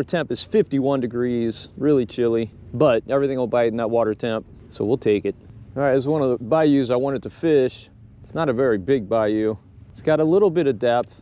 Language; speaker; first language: English; native; English